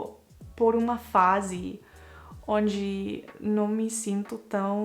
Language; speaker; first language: Portuguese; non-native, fluent; English